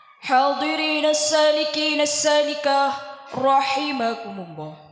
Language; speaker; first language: Arabic; non-native, learner; Indonesian